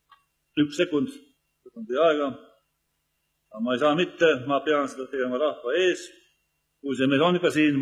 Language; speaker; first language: Estonian; native; Estonian